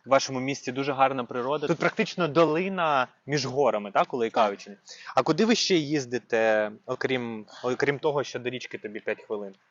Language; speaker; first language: Ukrainian; native; Ukrainian